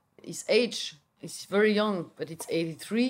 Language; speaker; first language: English; non-native, learner; French